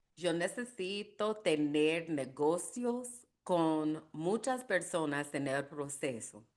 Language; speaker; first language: Spanish; non-native, learner; English